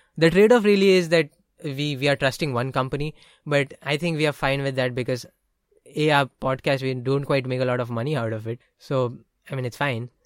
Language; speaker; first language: English; non-native, local second language; Marathi